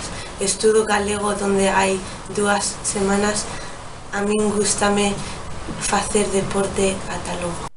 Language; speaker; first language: Galician; non-native, learner; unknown